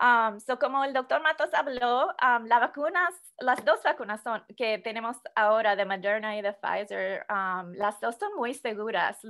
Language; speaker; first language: Spanish; non-native, fluent; English